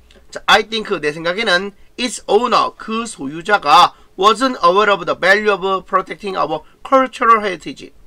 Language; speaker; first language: English; non-native, fluent; Korean